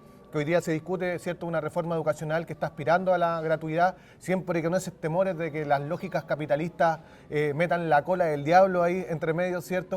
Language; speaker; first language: Spanish; native; Spanish